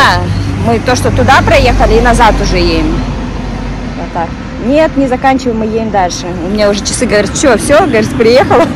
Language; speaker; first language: Russian; native; Russian